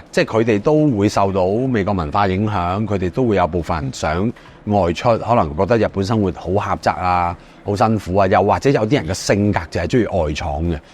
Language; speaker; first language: Cantonese; native; Cantonese